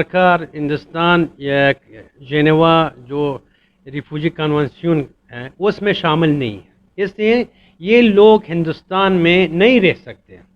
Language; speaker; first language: Hindi; non-native, fluent; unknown